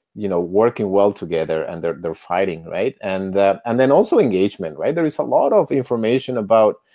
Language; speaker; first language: English; non-native, fluent; Spanish